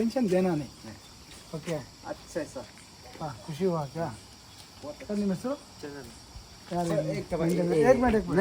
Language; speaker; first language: Hindi; non-native, local second language; Kannada